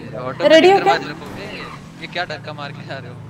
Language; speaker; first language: Hindi; native; Hindi